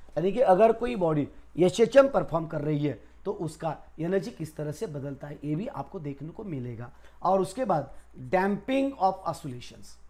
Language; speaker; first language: Hindi; non-native, local second language; Marathi